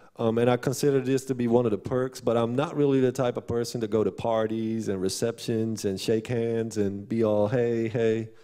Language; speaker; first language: English; non-native, fluent; Dutch